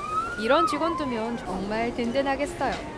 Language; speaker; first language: Korean; native; Korean